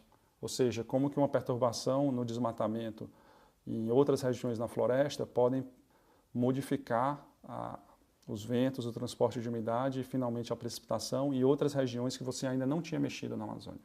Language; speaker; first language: Portuguese; native; Portuguese